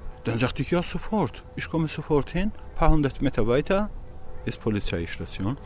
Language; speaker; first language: German; non-native, learner; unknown